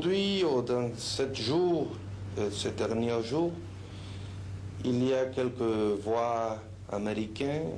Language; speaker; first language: French; non-native, fluent; Spanish